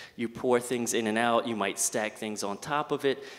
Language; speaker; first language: English; native; English